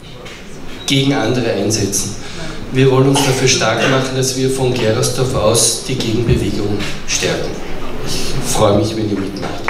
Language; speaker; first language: German; native; German